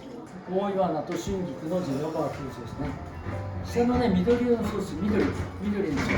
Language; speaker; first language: Japanese; native; Japanese